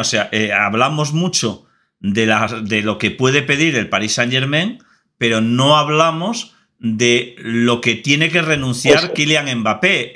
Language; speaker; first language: Spanish; native; Spanish